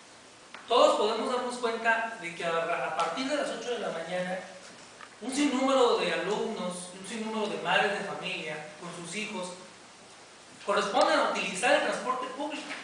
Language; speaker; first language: Spanish; native; Spanish